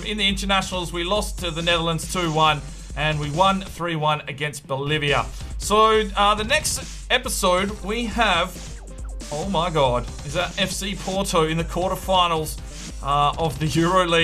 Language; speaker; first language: English; native; English